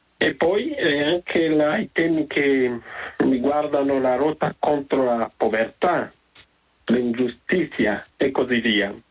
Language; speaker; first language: Italian; non-native, fluent; Kinyarwanda